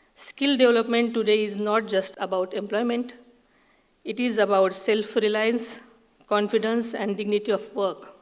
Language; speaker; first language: English; non-native, local second language; Marathi